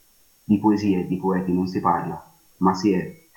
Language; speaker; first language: Italian; native; Italian